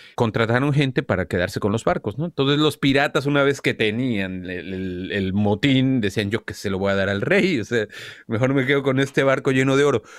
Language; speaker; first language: Spanish; native; Spanish